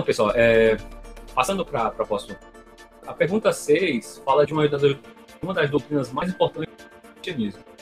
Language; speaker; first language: Portuguese; native; Portuguese